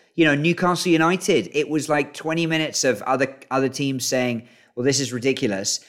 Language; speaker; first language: English; native; English